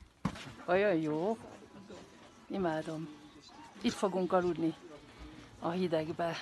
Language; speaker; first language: Hungarian; early bilingual, heritage; Hungarian